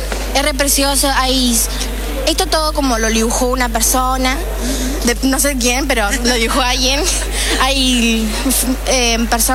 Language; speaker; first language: Spanish; non-native, learner; Chinese